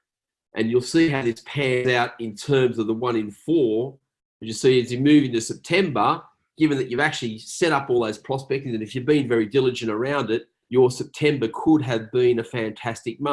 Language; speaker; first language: English; native; English